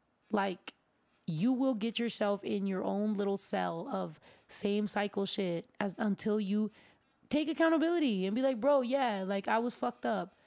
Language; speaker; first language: English; early bilingual, other home language; Spanish